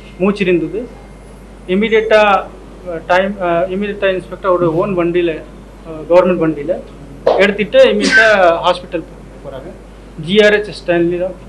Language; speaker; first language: Tamil; non-native, local second language; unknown